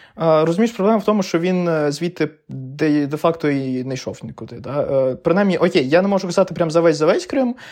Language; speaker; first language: Ukrainian; non-native, local second language; Russian